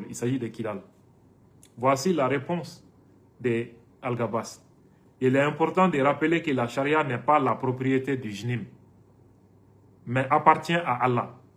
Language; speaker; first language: French; non-native, local second language; Bambara